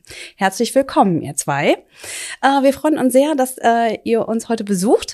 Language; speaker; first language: German; native; German